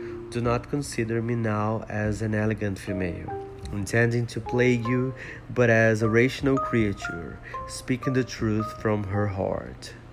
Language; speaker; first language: English; non-native, fluent; Portuguese